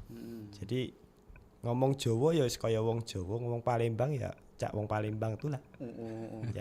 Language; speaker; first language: Indonesian; non-native, local second language; Javanese